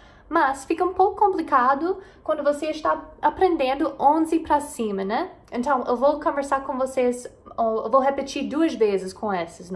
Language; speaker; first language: Portuguese; non-native, fluent; English